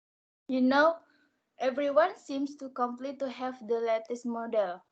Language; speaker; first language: English; non-native, learner; Indonesian